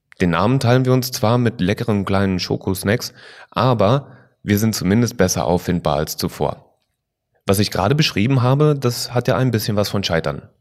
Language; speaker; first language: German; native; German